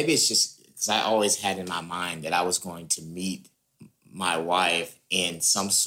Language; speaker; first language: English; native; English